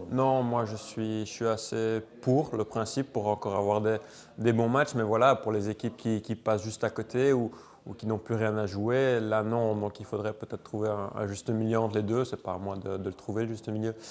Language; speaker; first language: French; native; French